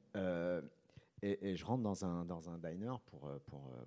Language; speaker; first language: French; native; French